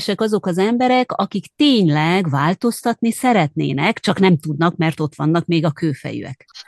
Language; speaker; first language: Hungarian; native; Hungarian